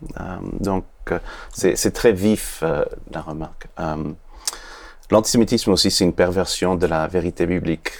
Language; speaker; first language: French; non-native, fluent; Hebrew